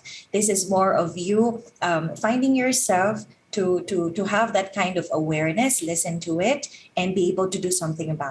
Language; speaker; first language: English; non-native, local second language; Filipino